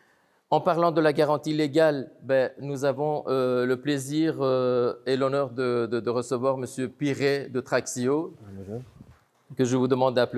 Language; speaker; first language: French; native; French